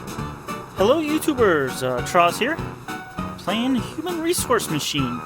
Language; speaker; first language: English; native; English